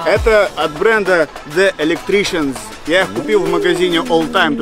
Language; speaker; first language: Russian; native; Russian